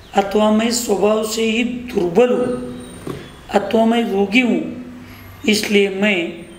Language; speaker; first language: Hindi; non-native, local second language; Marathi